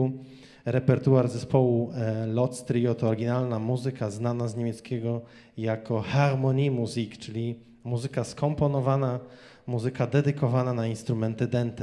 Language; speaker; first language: Polish; native; Polish